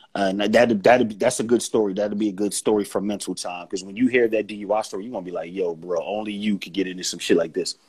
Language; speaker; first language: English; native; English